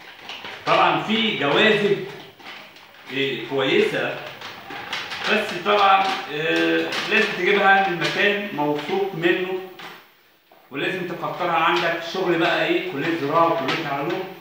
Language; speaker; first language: Arabic; native; Arabic